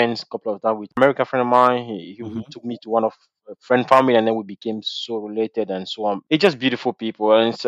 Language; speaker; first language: English; non-native, local second language; French